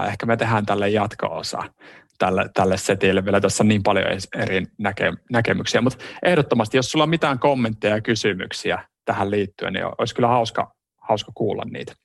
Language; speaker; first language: Finnish; native; Finnish